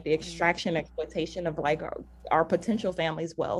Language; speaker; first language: English; native; English